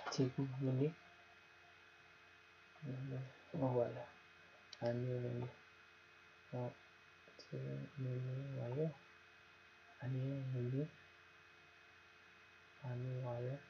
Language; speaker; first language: Korean; non-native, learner; Nepali